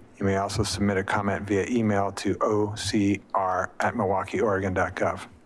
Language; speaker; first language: English; native; English